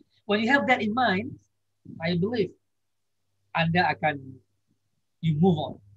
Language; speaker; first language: English; non-native, fluent; Indonesian